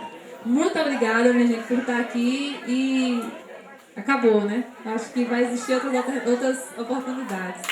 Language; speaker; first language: Portuguese; native; Portuguese